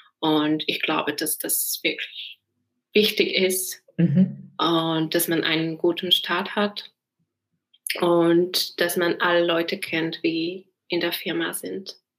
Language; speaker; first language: German; non-native, fluent; Czech